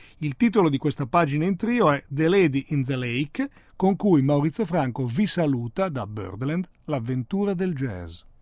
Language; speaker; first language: Italian; native; Italian